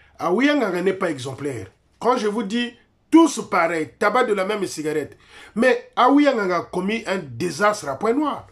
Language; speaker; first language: French; non-native, local second language; Lingala